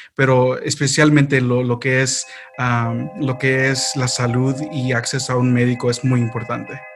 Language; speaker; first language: Spanish; early bilingual, heritage; Spanish